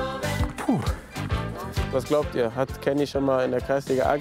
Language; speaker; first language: German; native; German